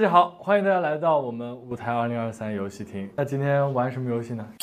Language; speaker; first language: Chinese; native; Chinese